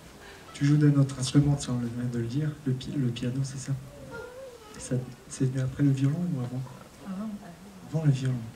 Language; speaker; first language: French; native; French